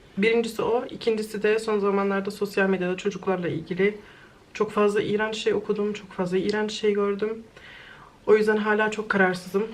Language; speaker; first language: Turkish; early bilingual, heritage; Turkish